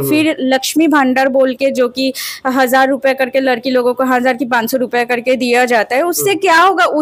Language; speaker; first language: Hindi; non-native, local second language; Bangla